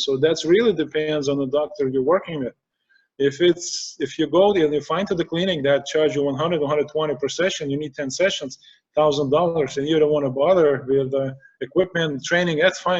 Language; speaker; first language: English; non-native, fluent; Russian